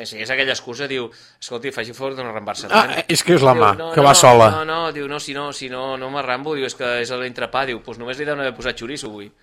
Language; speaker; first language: Catalan; native; Catalan